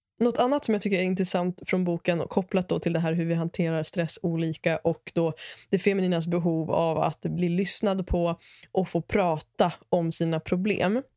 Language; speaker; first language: Swedish; native; Swedish